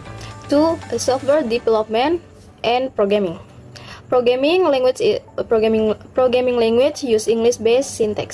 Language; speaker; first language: English; non-native, learner; Indonesian